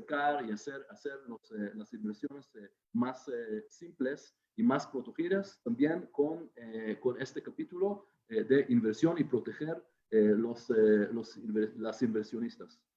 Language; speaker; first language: Spanish; non-native, fluent; Hebrew